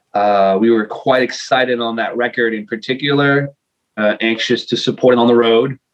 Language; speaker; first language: English; non-native, fluent; French